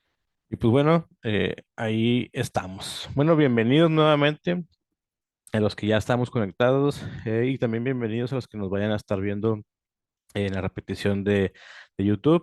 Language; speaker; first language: Spanish; native; Spanish